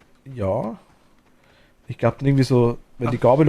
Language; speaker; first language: German; native; German